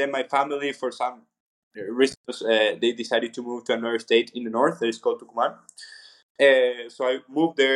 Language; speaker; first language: English; non-native, fluent; Spanish